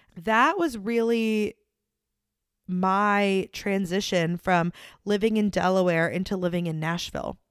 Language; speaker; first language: English; native; English